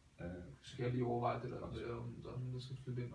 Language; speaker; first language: Danish; native; Danish